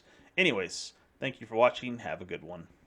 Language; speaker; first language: English; native; English